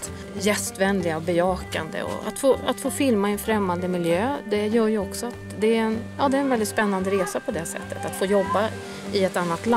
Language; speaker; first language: Swedish; native; Swedish